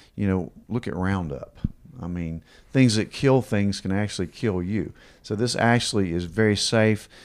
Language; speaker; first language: English; native; English